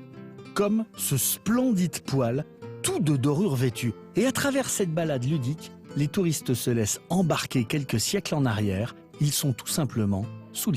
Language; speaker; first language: French; native; French